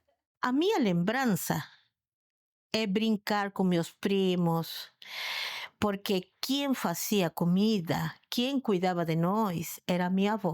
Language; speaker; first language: Portuguese; non-native, fluent; Spanish